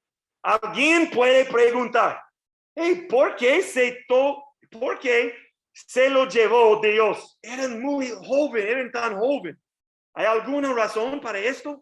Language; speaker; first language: Spanish; non-native, learner; English